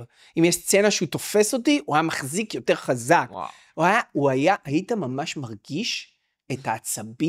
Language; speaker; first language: Hebrew; native; Hebrew